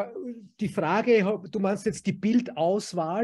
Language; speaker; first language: German; native; German